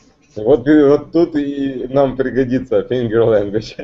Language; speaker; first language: Russian; native; Russian